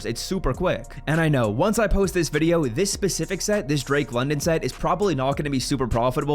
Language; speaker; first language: English; native; English